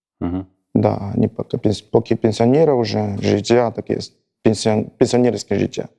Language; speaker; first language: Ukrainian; non-native, learner; Chinese